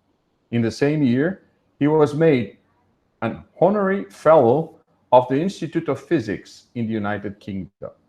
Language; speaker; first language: English; non-native, fluent; Portuguese